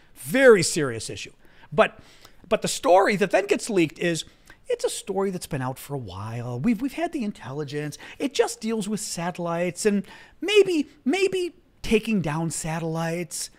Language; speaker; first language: English; native; English